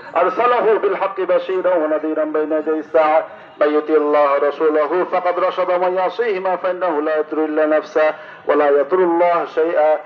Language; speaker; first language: Arabic; non-native, fluent; Bangla